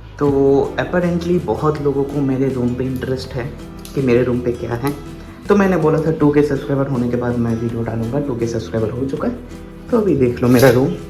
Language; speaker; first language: Hindi; non-native, local second language; Bangla